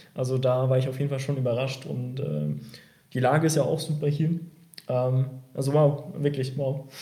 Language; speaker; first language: German; early bilingual, other home language; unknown